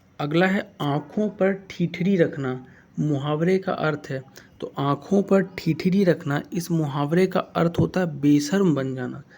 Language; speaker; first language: Hindi; native; Hindi